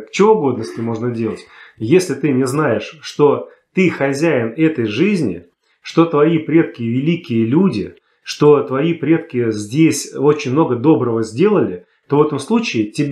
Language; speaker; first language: Russian; native; Russian